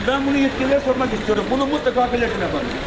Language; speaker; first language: Turkish; native; Turkish